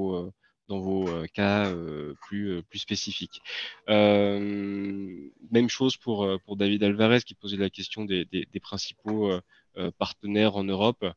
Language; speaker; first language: French; native; French